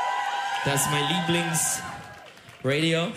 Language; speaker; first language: German; non-native, learner; Turkish